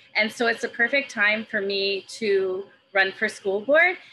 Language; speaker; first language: English; native; English